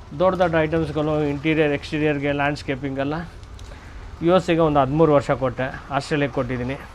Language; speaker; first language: Kannada; non-native, local second language; Tamil